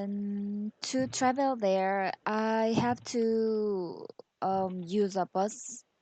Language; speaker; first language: English; non-native, learner; Korean